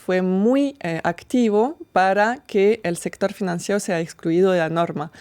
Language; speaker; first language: Spanish; non-native, fluent; French